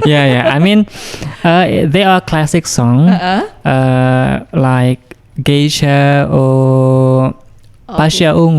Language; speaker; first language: English; non-native, fluent; Indonesian